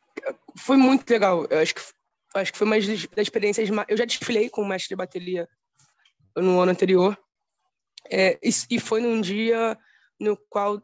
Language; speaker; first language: Portuguese; native; Portuguese